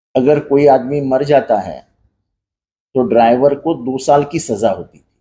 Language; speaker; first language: Hindi; non-native, local second language; Marathi